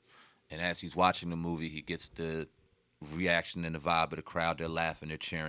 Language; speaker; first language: English; native; English